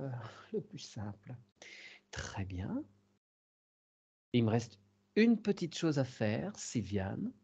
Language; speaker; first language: French; native; French